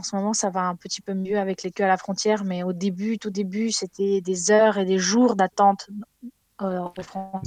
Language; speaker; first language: French; non-native, fluent; Ukrainian